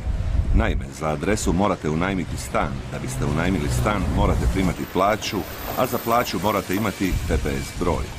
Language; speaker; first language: Croatian; native; Croatian